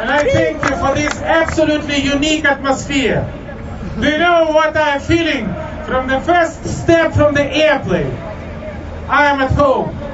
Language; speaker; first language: English; non-native, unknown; Ukrainian